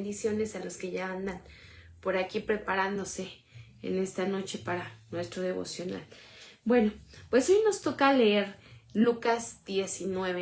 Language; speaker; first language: Spanish; native; Spanish